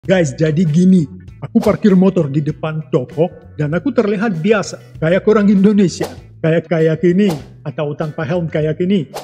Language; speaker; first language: Indonesian; non-native, fluent; Russian